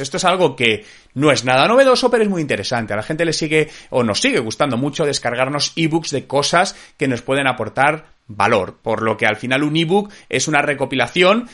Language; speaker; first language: Spanish; native; Spanish